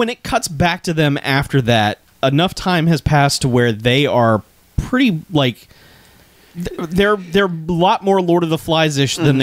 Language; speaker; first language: English; native; English